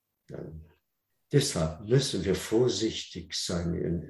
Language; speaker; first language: German; non-native, learner; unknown